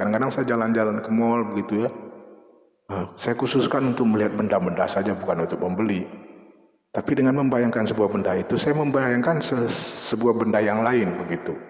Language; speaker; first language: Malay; non-native, local second language; Achinese